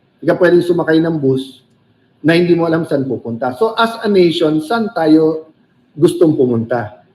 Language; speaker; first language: Filipino; native; Filipino